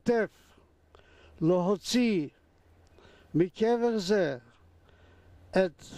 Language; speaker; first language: Hebrew; non-native, fluent; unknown